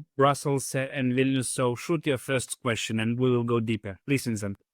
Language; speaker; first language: English; non-native, fluent; Lithuanian